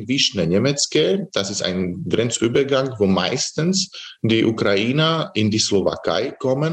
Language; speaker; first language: German; non-native, fluent; Slovak